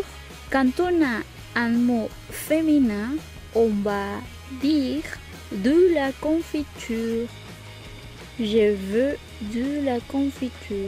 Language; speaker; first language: French; non-native, fluent; Spanish